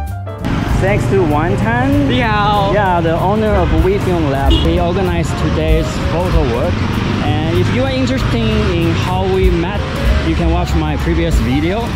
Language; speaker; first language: English; non-native, fluent; Chinese